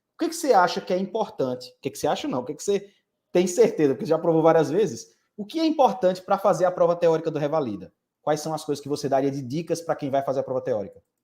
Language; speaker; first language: Portuguese; native; Portuguese